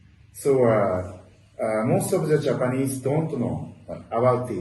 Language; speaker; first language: English; non-native, learner; Japanese